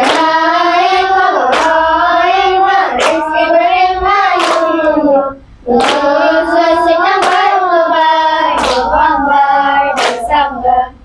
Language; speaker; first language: Arabic; non-native, learner; Malay